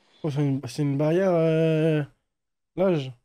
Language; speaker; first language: French; native; French